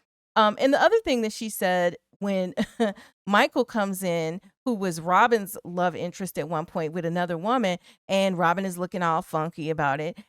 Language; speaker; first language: English; native; English